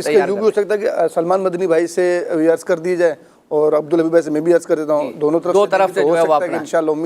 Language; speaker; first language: Urdu; native; Urdu